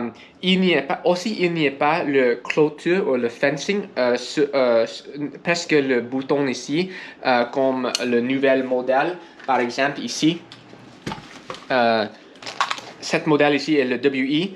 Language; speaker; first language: French; non-native, learner; English